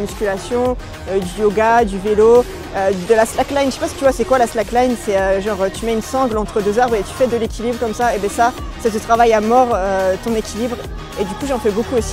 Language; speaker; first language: French; native; French